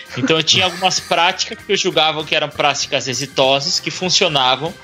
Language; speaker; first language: Portuguese; native; Portuguese